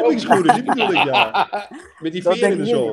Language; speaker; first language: Dutch; native; Dutch